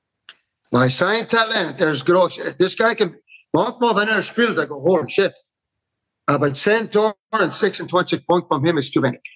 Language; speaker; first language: German; non-native, fluent; English